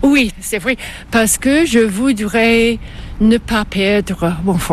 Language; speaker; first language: French; non-native, fluent; English